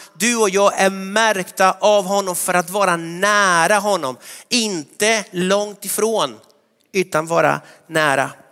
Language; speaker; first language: Swedish; non-native, fluent; Spanish